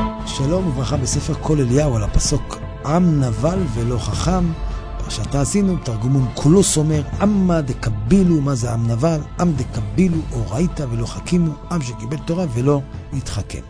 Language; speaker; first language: Hebrew; native; Hebrew